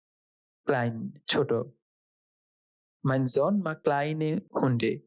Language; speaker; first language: German; non-native, fluent; Bangla